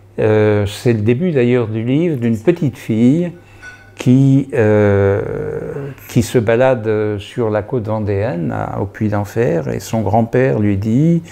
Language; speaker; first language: French; native; French